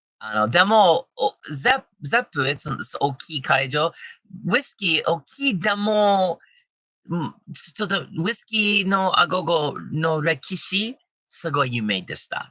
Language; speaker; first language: Japanese; non-native, learner; English